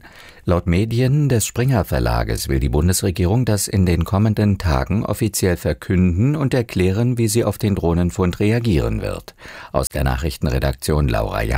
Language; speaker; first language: German; native; German